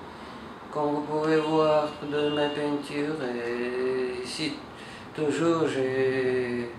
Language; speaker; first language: French; non-native, learner; Russian